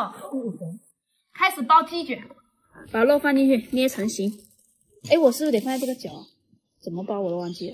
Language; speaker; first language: Chinese; native; Chinese